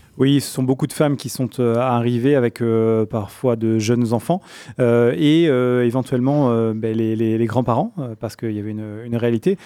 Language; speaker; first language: French; native; French